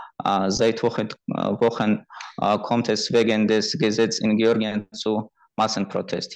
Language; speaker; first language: German; non-native, fluent; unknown